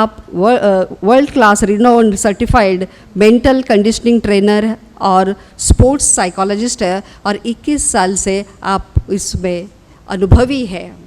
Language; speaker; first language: Hindi; native; Hindi